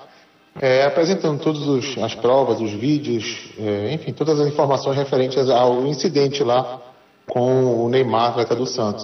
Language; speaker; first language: Portuguese; native; Portuguese